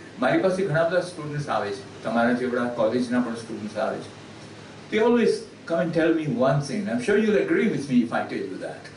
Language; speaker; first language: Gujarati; early bilingual, heritage; Gujarati